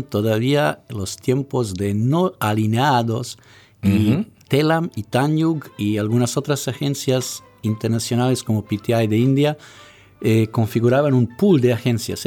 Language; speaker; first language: Spanish; non-native, fluent; Serbian